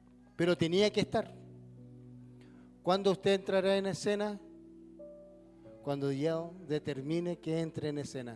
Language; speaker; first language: Spanish; native; Spanish